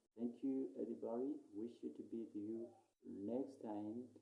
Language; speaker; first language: English; non-native, local second language; Swahili